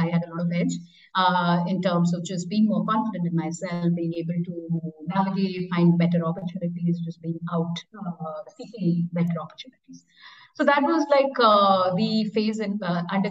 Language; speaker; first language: English; non-native, local second language; Bangla